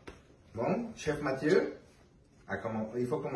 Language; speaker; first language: French; non-native, learner; Spanish